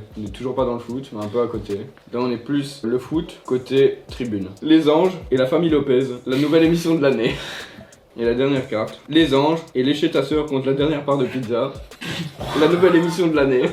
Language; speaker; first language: French; native; French